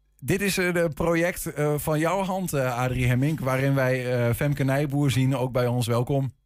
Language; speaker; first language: Dutch; native; Dutch